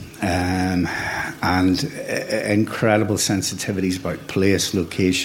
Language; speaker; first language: English; native; English